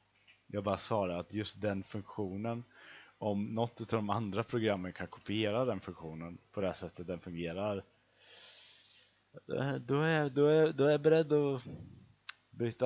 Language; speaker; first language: Swedish; native; Swedish